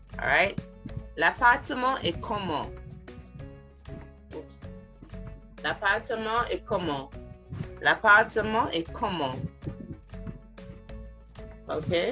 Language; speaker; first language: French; non-native, fluent; English